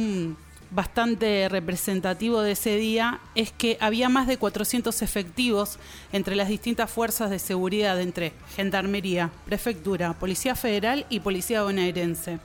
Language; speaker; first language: Spanish; native; Spanish